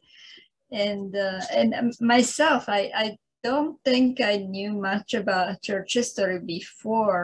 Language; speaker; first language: English; non-native, fluent; Italian